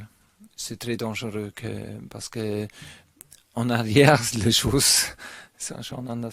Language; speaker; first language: French; non-native, learner; German